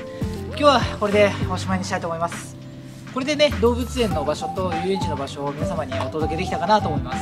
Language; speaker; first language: Japanese; native; Japanese